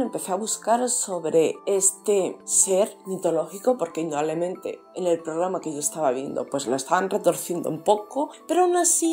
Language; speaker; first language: Spanish; native; Spanish